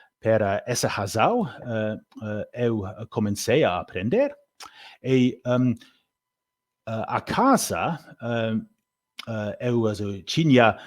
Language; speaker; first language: Portuguese; non-native, learner; English